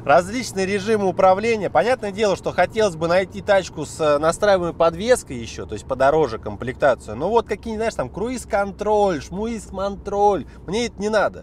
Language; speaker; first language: Russian; native; Russian